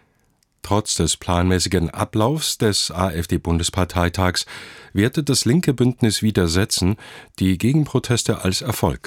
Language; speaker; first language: German; native; German